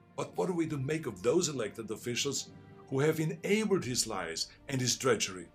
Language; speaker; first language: English; non-native, fluent; German